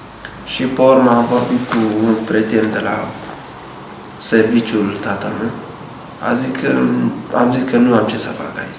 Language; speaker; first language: Romanian; non-native, learner; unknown